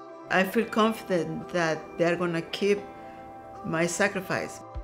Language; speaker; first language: English; non-native, fluent; Spanish